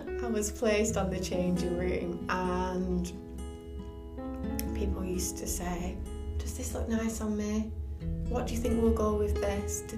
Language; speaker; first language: English; native; English